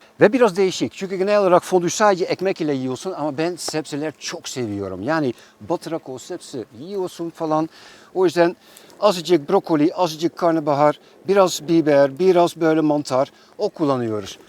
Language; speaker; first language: Turkish; non-native, fluent; Dutch